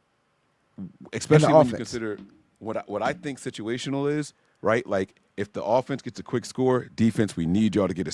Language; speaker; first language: English; native; English